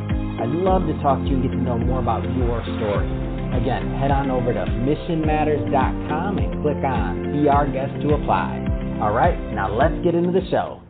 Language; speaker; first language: English; native; English